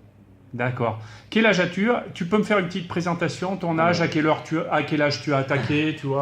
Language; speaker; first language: French; native; French